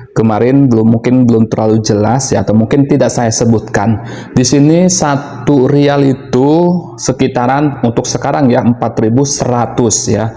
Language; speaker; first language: Indonesian; native; Indonesian